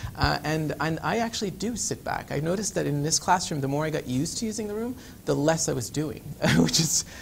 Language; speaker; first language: English; native; English